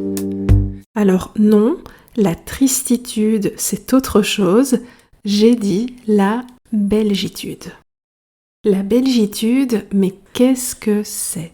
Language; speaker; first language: French; native; French